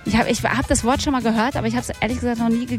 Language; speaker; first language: German; native; German